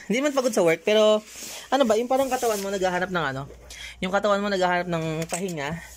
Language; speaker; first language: Filipino; native; Filipino